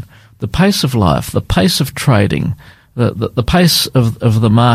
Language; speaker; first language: English; native; English